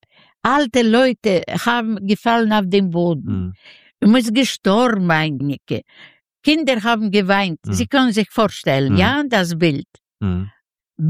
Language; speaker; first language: German; non-native, learner; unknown